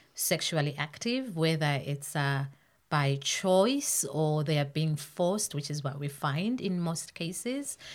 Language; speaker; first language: English; non-native, local second language; North Ndebele